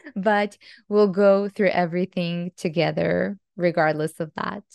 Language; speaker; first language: English; non-native, fluent; Croatian